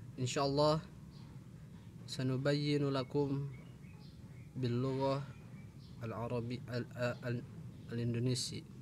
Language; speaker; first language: Arabic; non-native, fluent; Indonesian